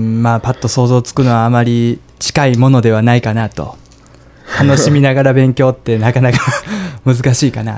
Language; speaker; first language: Japanese; native; Japanese